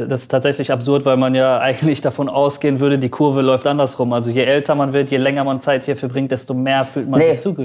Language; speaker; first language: German; early bilingual, other home language; Persian